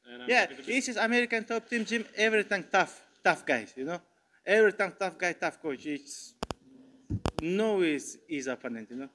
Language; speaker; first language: English; non-native, learner; Turkmen